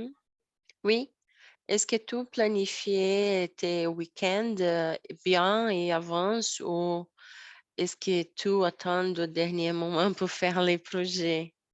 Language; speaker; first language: French; non-native, learner; Portuguese